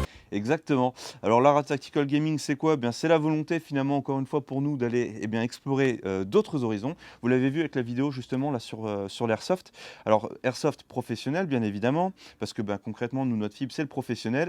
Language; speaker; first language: French; native; French